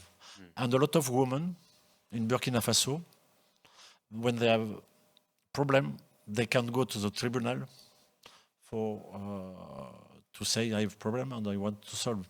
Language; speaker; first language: English; non-native, local second language; French